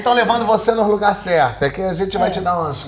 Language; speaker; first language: Portuguese; native; Portuguese